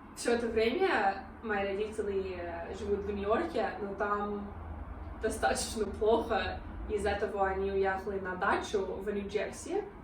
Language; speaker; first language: Russian; non-native, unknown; English